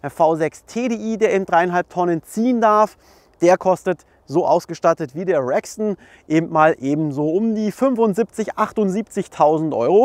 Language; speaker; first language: German; native; German